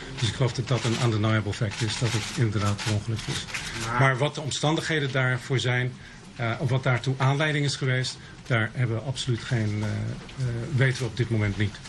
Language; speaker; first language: Dutch; native; Dutch